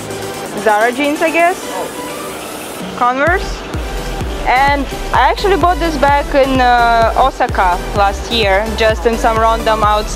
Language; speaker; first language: English; non-native, fluent; Russian